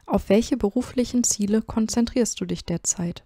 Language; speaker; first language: German; native; German